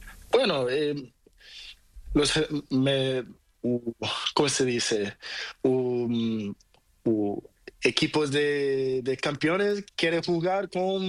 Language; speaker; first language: Spanish; non-native, learner; Portuguese